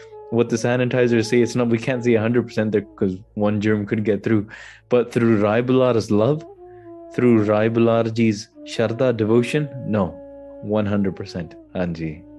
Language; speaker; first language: English; early bilingual, other home language; Punjabi